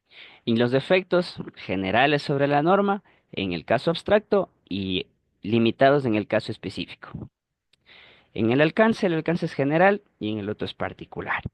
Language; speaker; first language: Spanish; native; Spanish